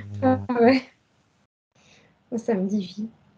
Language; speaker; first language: French; native; French